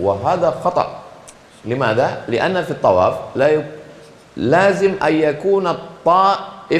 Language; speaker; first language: Arabic; non-native, fluent; Indonesian